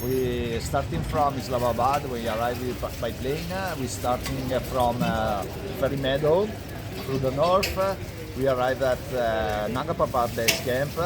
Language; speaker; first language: English; non-native, learner; Italian